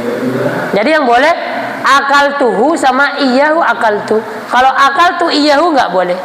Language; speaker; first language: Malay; non-native, local second language; Javanese